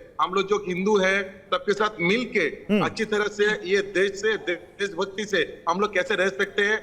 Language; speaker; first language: Hindi; non-native, fluent; Bangla